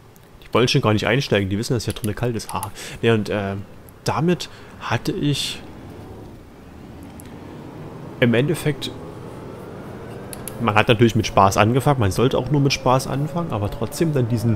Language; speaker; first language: German; native; German